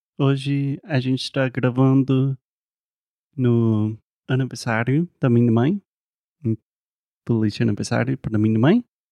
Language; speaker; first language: Portuguese; non-native, fluent; English